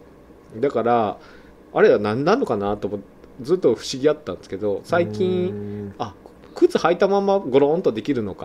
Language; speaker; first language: Japanese; native; Japanese